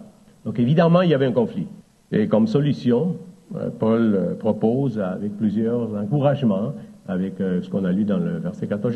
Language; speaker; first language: French; native; French